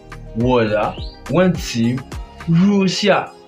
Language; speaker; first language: Chinese; non-native, fluent; French